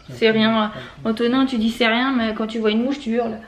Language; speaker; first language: French; native; French